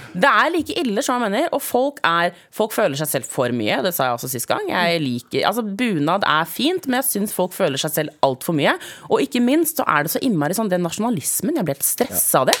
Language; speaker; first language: Norwegian; early bilingual, other home language; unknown